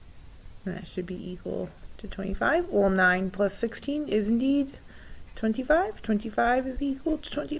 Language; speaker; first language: English; native; English